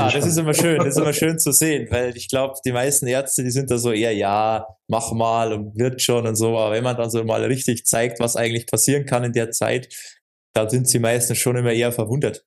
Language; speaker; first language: German; native; German